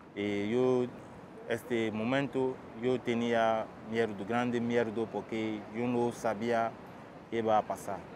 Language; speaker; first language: Spanish; non-native, learner; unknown